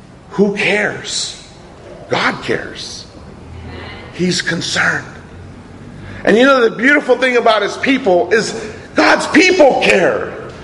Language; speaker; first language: English; native; English